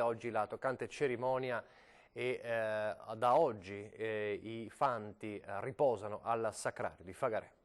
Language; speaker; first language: Italian; native; Italian